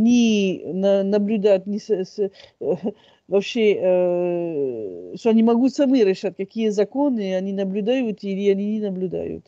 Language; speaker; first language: Russian; non-native, fluent; French